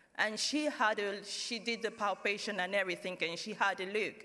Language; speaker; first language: English; non-native, local second language; Yoruba